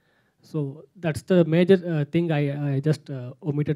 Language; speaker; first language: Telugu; non-native, learner; Tamil